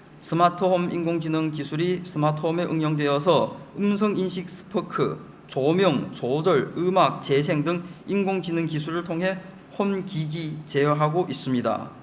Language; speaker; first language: Korean; early bilingual, heritage; Chinese